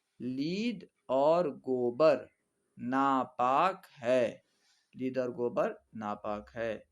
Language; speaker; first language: Urdu; native; Urdu